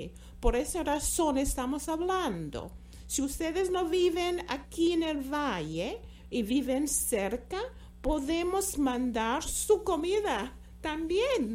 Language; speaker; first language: Spanish; non-native, fluent; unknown